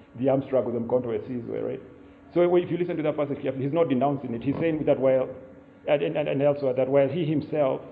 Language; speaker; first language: English; non-native, local second language; Kikuyu